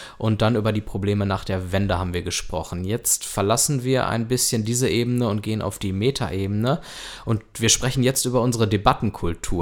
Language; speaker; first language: German; native; German